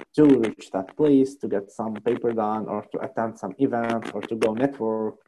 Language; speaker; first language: English; non-native, fluent; Arabic